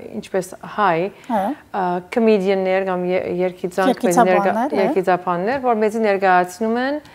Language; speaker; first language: Armenian; early bilingual, heritage; Armenian